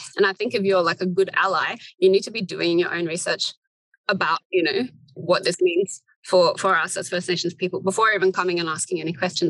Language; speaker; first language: English; native; English